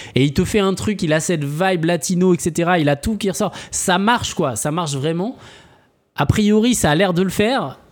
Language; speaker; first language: French; native; French